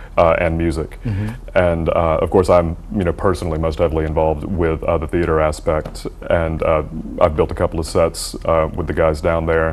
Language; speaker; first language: English; native; English